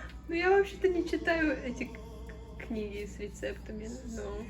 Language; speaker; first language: Russian; early bilingual, heritage; Russian